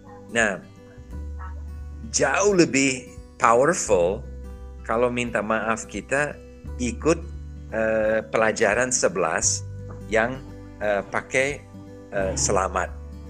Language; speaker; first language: Indonesian; non-native, fluent; English